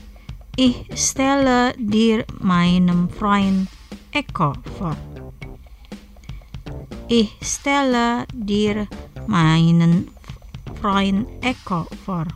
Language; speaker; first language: German; non-native, fluent; Indonesian